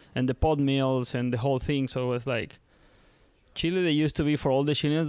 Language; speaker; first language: English; non-native, learner; Spanish